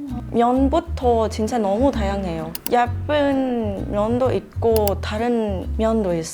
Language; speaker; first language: Korean; non-native, fluent; Thai